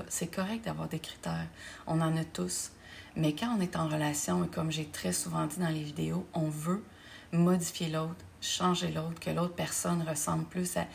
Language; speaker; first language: French; native; French